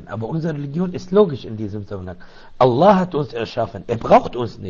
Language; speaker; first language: German; non-native, fluent; Arabic